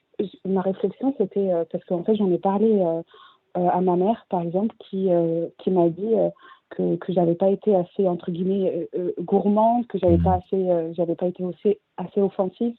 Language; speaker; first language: French; native; French